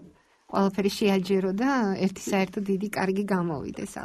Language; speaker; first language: Georgian; native; Georgian